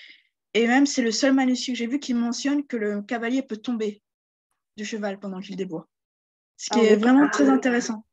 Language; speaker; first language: French; native; French